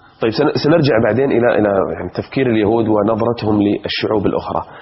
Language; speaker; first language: Arabic; native; Arabic